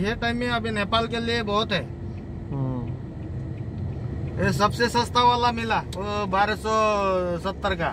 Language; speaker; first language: Hindi; non-native, learner; Nepali